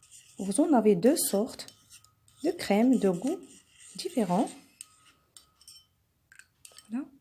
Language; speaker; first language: French; non-native, local second language; Arabic